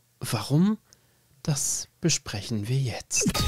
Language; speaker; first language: German; native; German